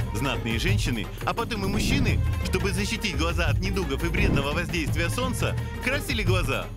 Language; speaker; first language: Russian; native; Russian